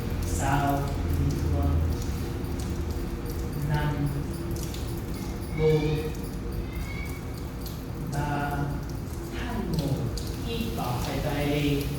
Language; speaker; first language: Vietnamese; non-native, fluent; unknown